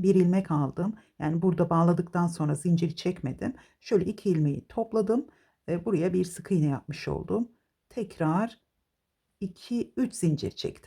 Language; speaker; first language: Turkish; native; Turkish